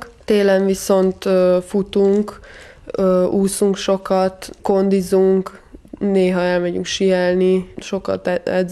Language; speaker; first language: Hungarian; non-native, fluent; Serbian